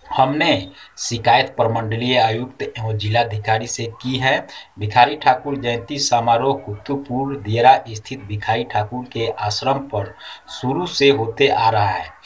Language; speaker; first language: Hindi; native; Hindi